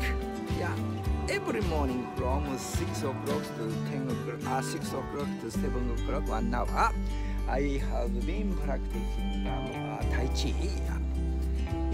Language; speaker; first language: English; non-native, learner; Japanese